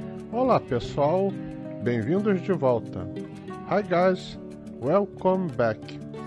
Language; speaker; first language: Portuguese; native; Portuguese